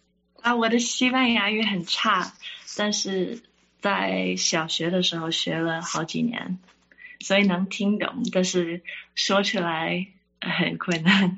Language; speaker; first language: Chinese; early bilingual, heritage; Chinese